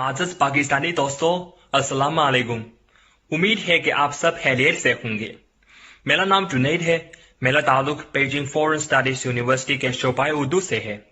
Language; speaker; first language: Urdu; non-native, learner; Chinese